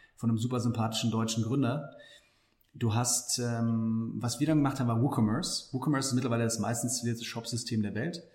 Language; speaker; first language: German; native; German